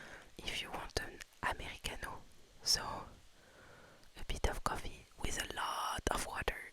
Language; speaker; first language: English; non-native, fluent; French